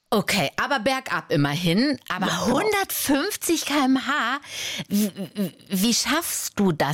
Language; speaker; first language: German; native; German